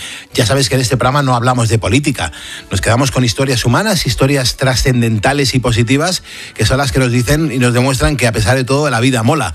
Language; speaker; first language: Spanish; native; Spanish